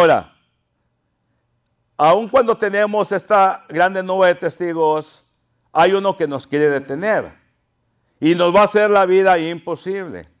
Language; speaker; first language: Spanish; native; Spanish